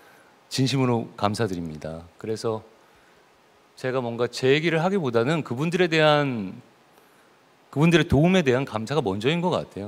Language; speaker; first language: Korean; native; Korean